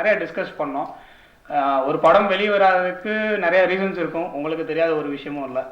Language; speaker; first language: Tamil; native; Tamil